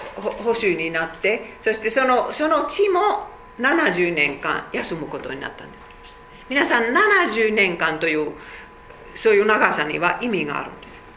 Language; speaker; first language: Japanese; non-native, fluent; Finnish